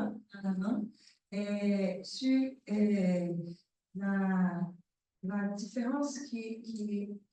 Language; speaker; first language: French; non-native, learner; Portuguese